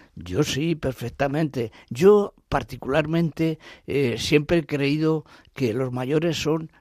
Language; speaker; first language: Spanish; native; Spanish